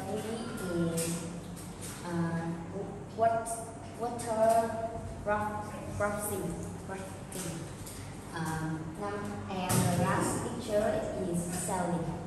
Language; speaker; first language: English; non-native, learner; Vietnamese